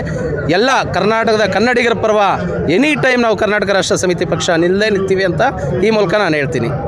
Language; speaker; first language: Kannada; native; Kannada